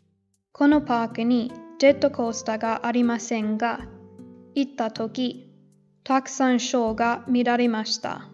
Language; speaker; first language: Japanese; non-native, learner; English